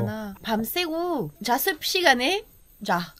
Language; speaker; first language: Korean; non-native, fluent; French